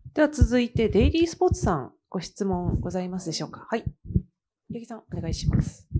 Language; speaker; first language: Japanese; native; Japanese